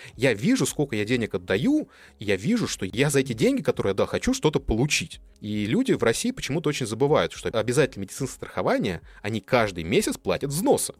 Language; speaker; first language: Russian; native; Russian